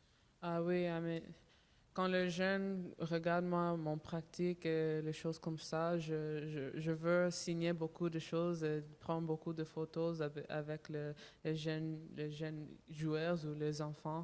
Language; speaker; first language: French; non-native, learner; English